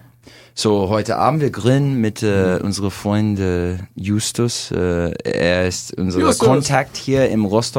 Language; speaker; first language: German; non-native, learner; English